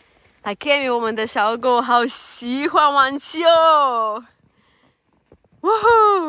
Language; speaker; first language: Chinese; non-native, learner; Russian